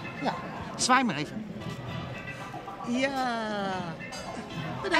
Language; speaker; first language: Dutch; native; Dutch